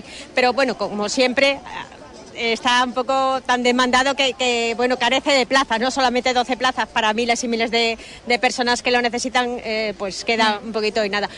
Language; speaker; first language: Spanish; native; Spanish